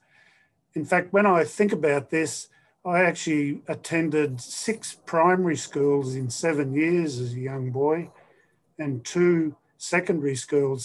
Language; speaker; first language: English; native; English